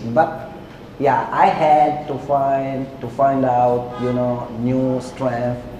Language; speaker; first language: English; non-native, fluent; Portuguese